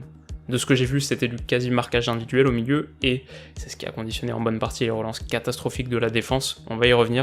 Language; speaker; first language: French; native; French